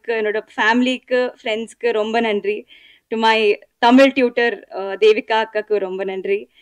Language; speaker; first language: Tamil; non-native, learner; Telugu